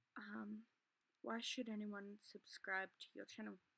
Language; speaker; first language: English; native; English